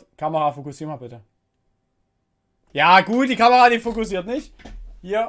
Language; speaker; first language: German; native; German